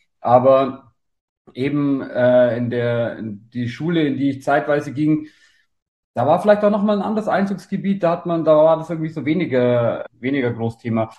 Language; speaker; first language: German; native; German